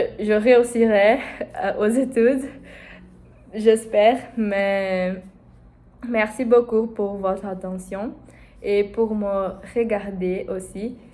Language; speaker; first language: French; non-native, learner; Portuguese